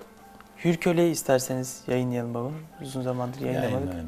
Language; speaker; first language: Turkish; native; Turkish